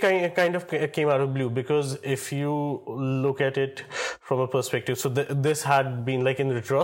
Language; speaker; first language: English; non-native, local second language; Kashmiri